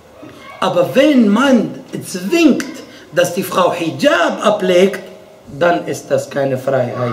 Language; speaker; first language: German; non-native, fluent; Arabic